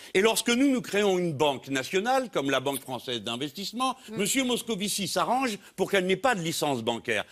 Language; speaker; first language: French; native; French